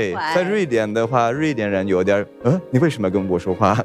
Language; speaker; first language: Chinese; non-native, fluent; Swedish